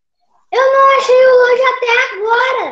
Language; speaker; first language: Portuguese; native; Portuguese